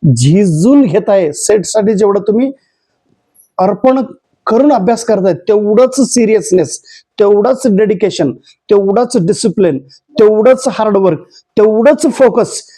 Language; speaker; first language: Marathi; non-native, local second language; Kannada